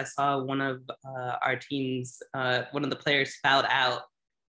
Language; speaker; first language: English; native; English